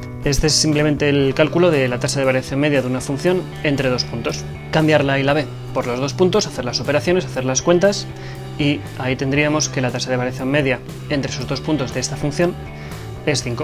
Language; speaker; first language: Spanish; native; Spanish